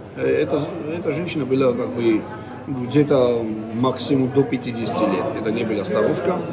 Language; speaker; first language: Russian; non-native, local second language; Georgian